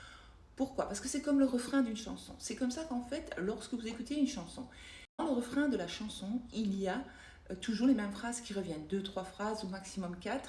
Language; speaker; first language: French; native; French